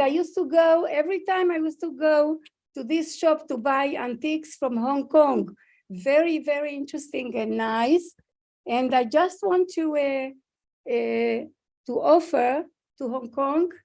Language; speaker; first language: English; non-native, fluent; Hebrew